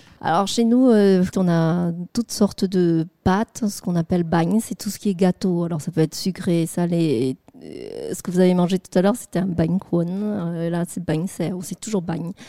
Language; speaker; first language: French; non-native, fluent; Vietnamese